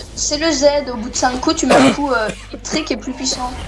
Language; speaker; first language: French; native; French